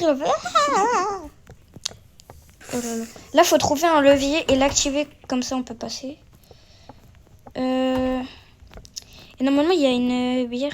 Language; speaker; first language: French; native; French